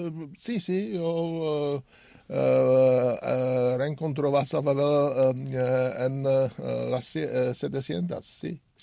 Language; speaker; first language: Spanish; non-native, learner; Czech